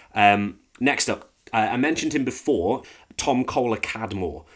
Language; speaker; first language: English; native; English